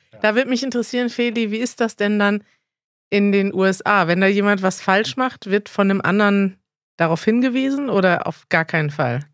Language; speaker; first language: German; native; German